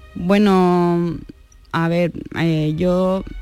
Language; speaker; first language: Spanish; native; Spanish